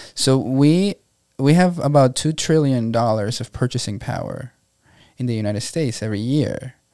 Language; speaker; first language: English; non-native, fluent; Spanish